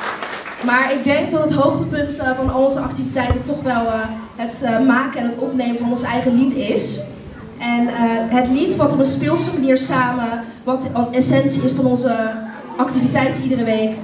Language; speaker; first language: Dutch; native; Dutch